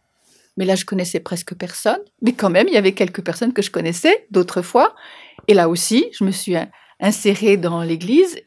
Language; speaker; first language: French; native; French